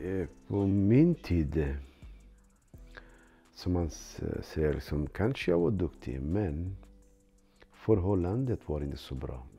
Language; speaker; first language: Swedish; non-native, learner; Persian